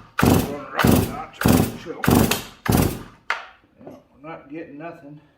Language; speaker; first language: English; native; English